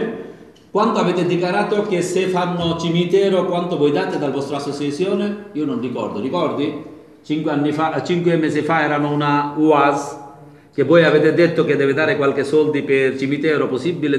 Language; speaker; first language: Italian; non-native, learner; Bangla